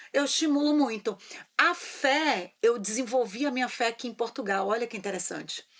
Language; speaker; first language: Portuguese; native; Portuguese